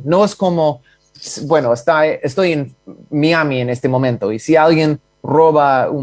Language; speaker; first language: Spanish; non-native, fluent; English